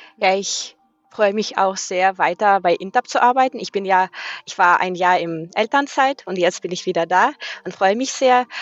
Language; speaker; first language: German; non-native, fluent; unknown